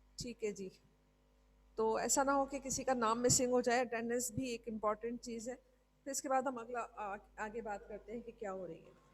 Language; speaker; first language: Urdu; native; Urdu